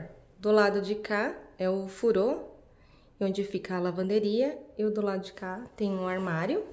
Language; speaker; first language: Portuguese; native; Portuguese